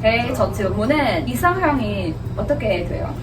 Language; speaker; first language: Korean; non-native, learner; Indonesian